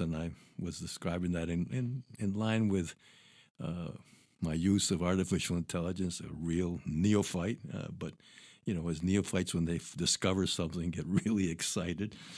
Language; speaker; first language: English; early bilingual, other home language; Spanish